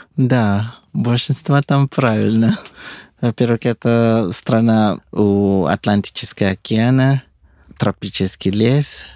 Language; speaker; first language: Russian; non-native, fluent; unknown